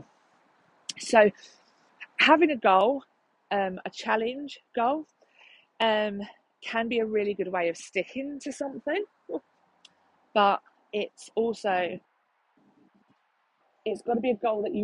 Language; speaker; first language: English; native; English